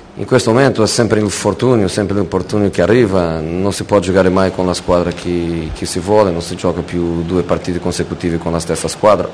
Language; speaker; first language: Italian; non-native, fluent; Portuguese